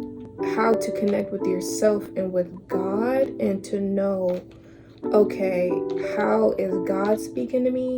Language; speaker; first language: English; native; English